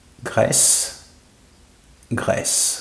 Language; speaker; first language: French; non-native, fluent; English